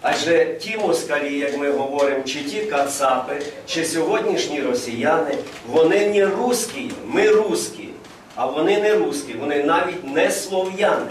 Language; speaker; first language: Ukrainian; native; Ukrainian